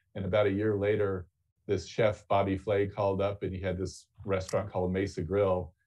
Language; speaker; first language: English; native; English